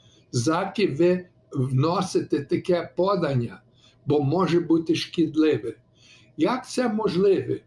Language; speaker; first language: Ukrainian; early bilingual, heritage; Ukrainian